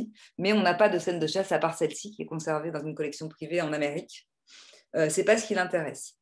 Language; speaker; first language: French; native; French